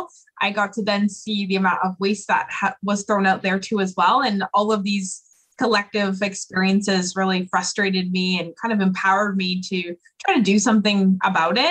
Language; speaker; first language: English; native; English